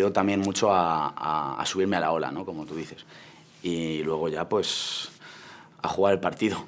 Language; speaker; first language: Spanish; native; Spanish